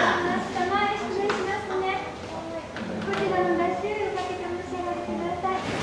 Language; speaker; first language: Japanese; native; Japanese